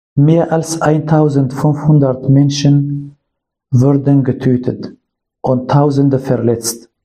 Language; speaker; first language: German; non-native, learner; Kurdish